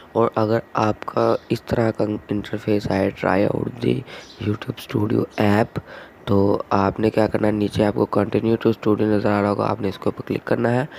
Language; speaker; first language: Urdu; non-native, local second language; Punjabi